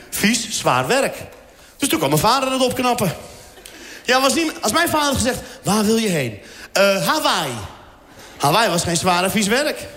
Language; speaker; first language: Dutch; early bilingual, other home language; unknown